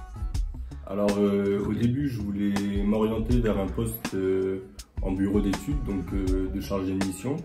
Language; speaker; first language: French; native; French